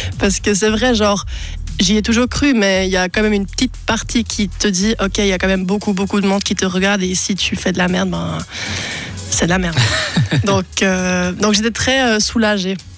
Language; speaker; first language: French; non-native, local second language; German